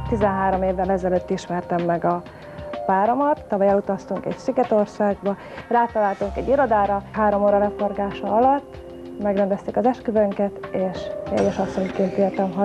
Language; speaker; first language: Hungarian; native; Hungarian